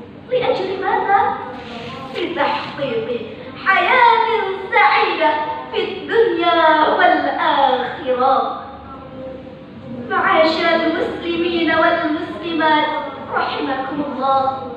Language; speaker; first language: Arabic; non-native, fluent; Indonesian